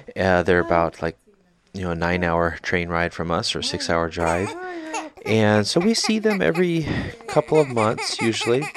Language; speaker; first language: English; native; English